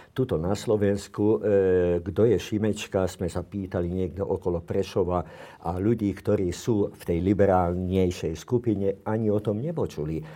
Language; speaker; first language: Slovak; non-native, local second language; Hungarian